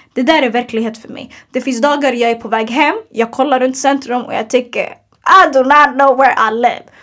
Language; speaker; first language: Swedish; early bilingual, other home language; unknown